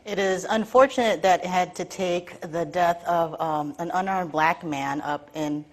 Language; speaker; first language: English; native; English